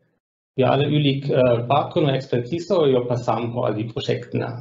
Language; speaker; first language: Norwegian; non-native, fluent; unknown